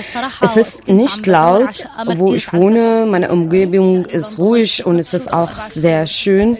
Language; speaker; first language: German; non-native, learner; Arabic